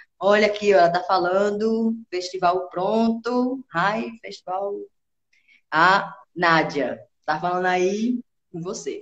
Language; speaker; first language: Portuguese; native; Portuguese